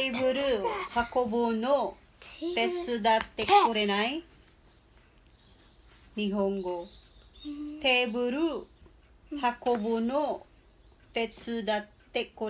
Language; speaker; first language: Japanese; non-native, fluent; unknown